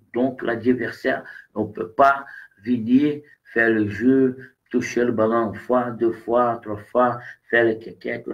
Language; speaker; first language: French; non-native, learner; Portuguese